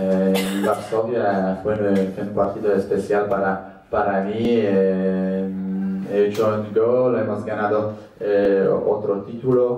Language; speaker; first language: Spanish; non-native, learner; Polish